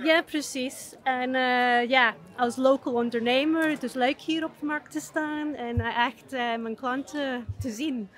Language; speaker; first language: Dutch; non-native, fluent; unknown